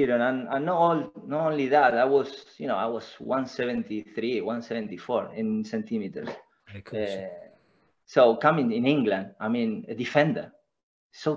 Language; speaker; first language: English; non-native, fluent; Spanish